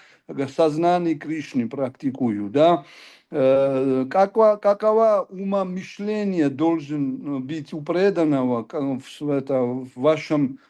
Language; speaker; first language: Russian; non-native, local second language; Georgian